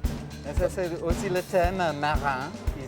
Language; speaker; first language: French; non-native, fluent; English